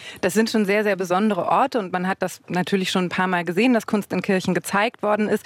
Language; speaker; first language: German; native; German